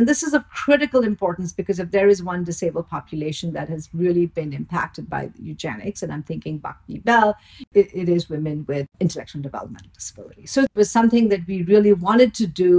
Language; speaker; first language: English; non-native, local second language; Bangla